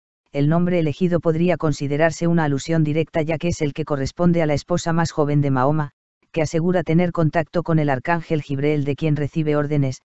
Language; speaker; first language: Spanish; native; Spanish